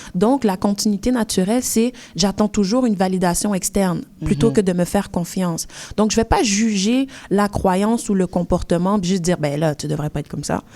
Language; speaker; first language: French; early bilingual, other home language; Haitian Creole